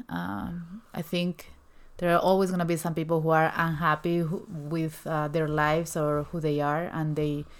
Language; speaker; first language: English; non-native, fluent; Spanish